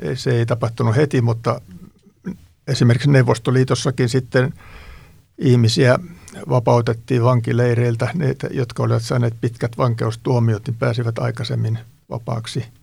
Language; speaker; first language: Finnish; native; Finnish